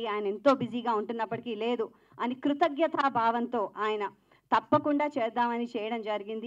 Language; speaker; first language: Telugu; native; Telugu